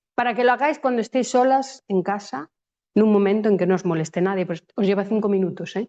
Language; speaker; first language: Spanish; native; Spanish